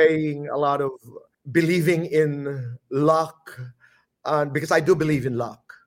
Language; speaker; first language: English; non-native, local second language; Filipino